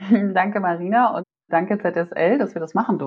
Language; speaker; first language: German; native; German